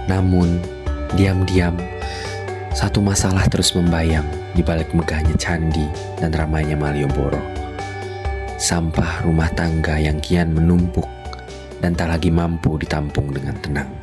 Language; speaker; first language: Indonesian; native; Indonesian